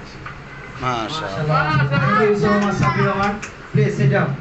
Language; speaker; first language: English; non-native, learner; Bangla